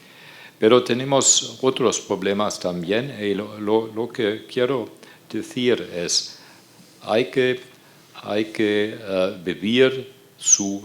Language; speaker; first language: Spanish; non-native, fluent; German